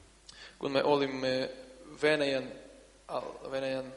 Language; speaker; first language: Finnish; non-native, learner; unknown